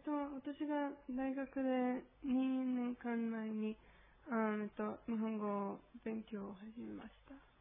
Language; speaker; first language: Japanese; non-native, learner; Spanish